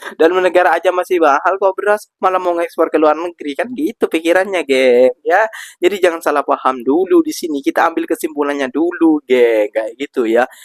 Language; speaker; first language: Indonesian; native; Indonesian